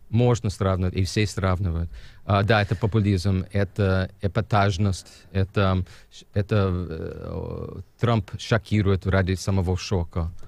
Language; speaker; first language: Russian; non-native, fluent; English